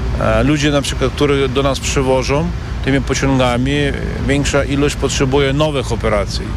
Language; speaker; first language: Polish; non-native, learner; Ukrainian